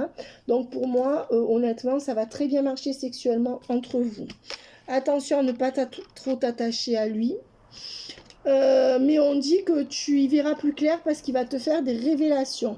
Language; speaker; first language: French; native; French